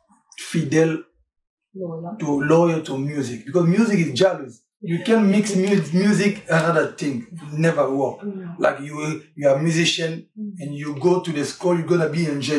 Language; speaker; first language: English; non-native, learner; French